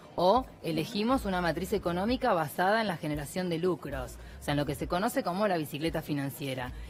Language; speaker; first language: Spanish; native; Spanish